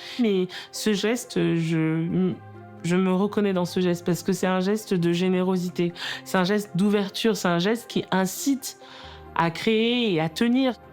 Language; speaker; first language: French; native; French